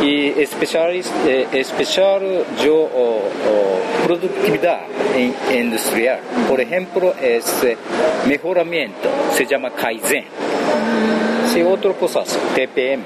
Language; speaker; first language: Spanish; non-native, learner; Japanese